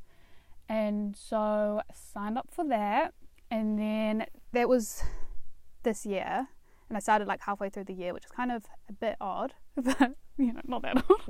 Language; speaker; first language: English; native; English